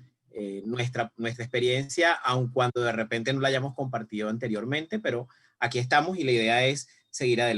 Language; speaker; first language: Spanish; native; Spanish